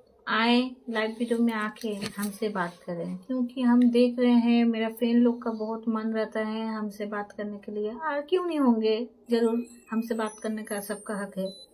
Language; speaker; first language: Hindi; non-native, local second language; Bangla